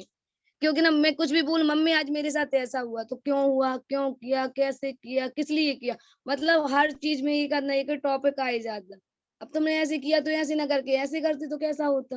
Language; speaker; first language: Hindi; native; Hindi